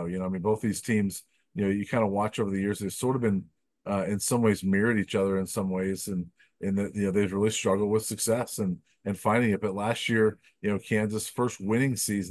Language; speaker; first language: English; native; English